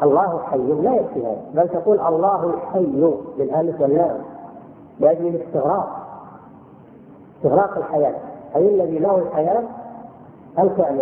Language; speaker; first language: Arabic; native; Arabic